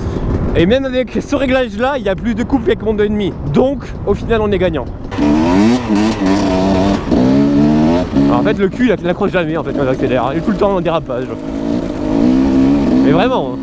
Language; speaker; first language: French; native; French